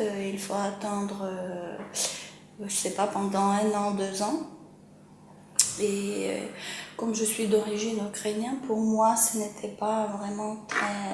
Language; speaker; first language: French; non-native, fluent; Ukrainian